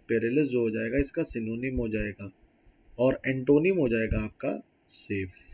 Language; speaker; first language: Hindi; native; Hindi